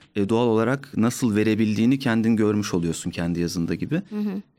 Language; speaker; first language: Turkish; native; Turkish